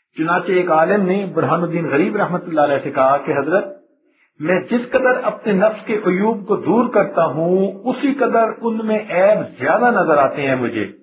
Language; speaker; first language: Urdu; non-native, local second language; Punjabi